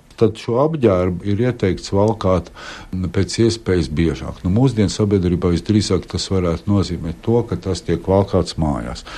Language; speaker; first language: Latvian; native; Latvian